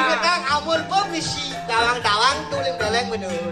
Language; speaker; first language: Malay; non-native, local second language; Balinese